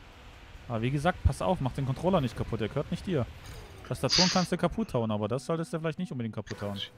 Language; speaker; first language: German; native; German